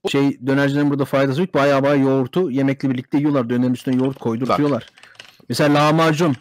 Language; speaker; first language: Turkish; early bilingual, heritage; Turkish